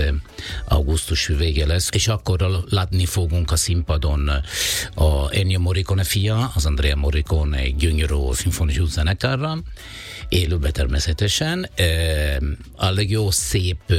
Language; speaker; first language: Hungarian; non-native, fluent; Italian